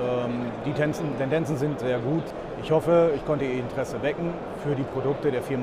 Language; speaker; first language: German; native; German